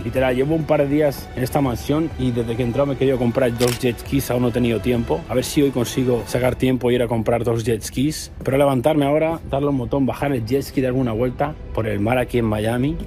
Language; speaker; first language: Spanish; native; Spanish